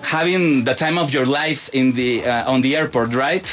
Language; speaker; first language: English; non-native, fluent; Spanish